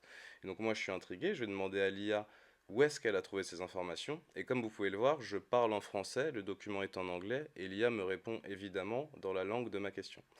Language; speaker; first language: French; native; French